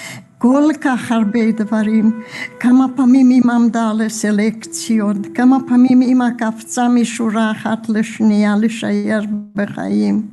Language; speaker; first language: Hebrew; non-native, fluent; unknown